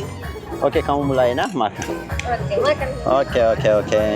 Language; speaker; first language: Indonesian; non-native, learner; Persian